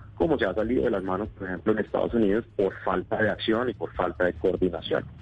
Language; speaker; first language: Spanish; native; Spanish